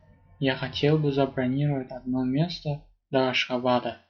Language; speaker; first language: Russian; non-native, fluent; Turkmen